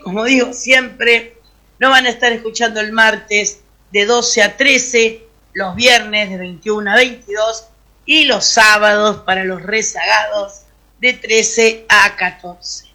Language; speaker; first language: Spanish; native; Spanish